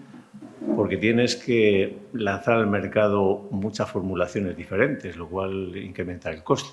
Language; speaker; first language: Spanish; native; Spanish